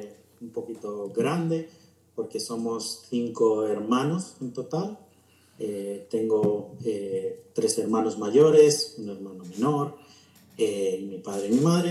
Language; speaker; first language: English; non-native, fluent; Spanish